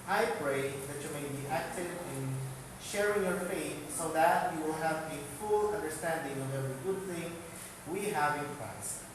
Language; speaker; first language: English; non-native, local second language; Filipino